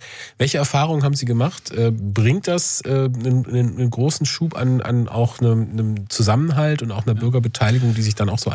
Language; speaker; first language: German; native; German